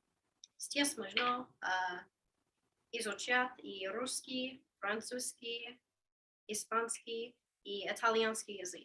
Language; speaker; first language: Russian; non-native, learner; English